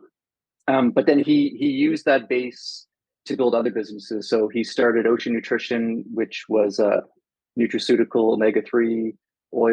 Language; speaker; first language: English; native; English